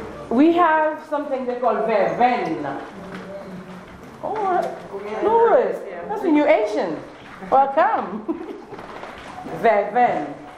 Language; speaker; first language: English; non-native, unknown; Haitian Creole